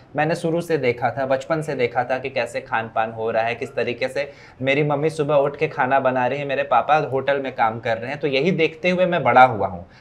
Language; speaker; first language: Hindi; native; Hindi